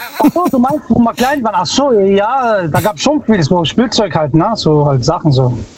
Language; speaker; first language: German; early bilingual, other home language; Italian